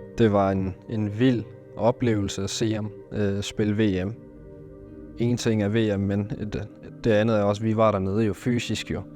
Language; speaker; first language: Danish; early bilingual, other home language; Arabic